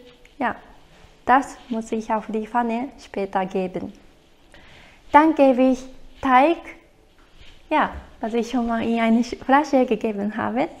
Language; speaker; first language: German; non-native, fluent; Japanese